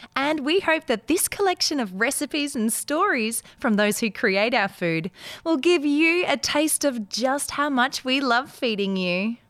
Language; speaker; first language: English; early bilingual, other home language; Dutch